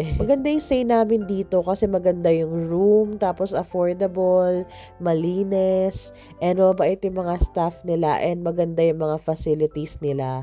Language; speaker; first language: Filipino; native; Filipino